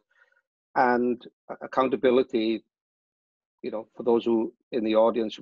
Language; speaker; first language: English; native; English